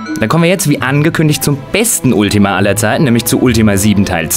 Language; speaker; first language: German; native; German